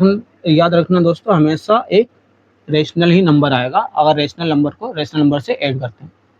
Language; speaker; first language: Hindi; native; Hindi